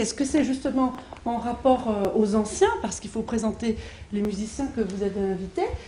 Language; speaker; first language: French; native; French